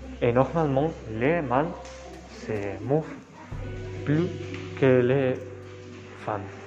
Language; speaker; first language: French; non-native, learner; Spanish